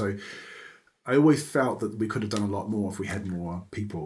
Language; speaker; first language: English; native; English